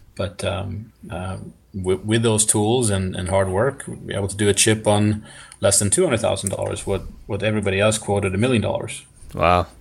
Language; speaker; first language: English; non-native, fluent; Swedish